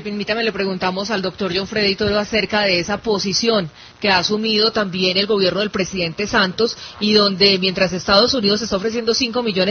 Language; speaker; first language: Spanish; native; Spanish